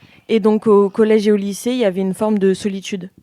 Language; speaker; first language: French; native; French